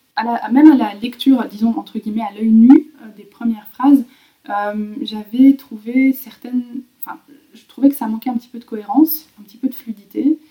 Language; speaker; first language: French; native; French